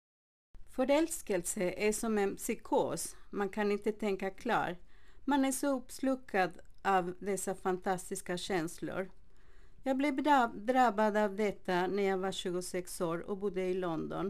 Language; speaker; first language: Swedish; non-native, fluent; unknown